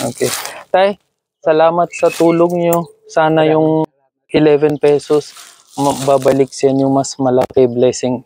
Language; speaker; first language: Filipino; non-native, learner; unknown